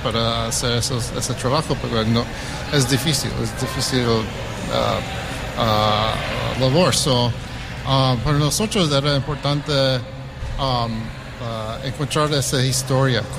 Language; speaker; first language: Spanish; early bilingual, heritage; English